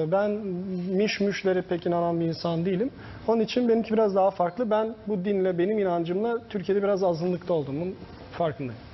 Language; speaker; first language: Turkish; early bilingual, heritage; Turkish